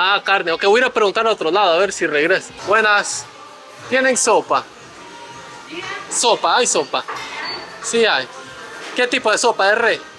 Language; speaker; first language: Spanish; early bilingual, heritage; English